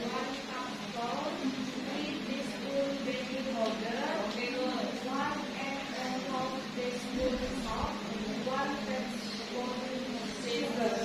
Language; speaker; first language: English; non-native, fluent; Indonesian